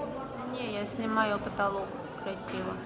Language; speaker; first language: Russian; non-native, fluent; Mongolian